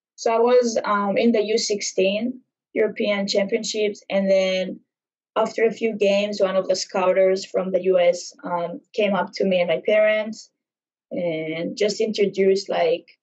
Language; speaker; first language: English; non-native, fluent; Hebrew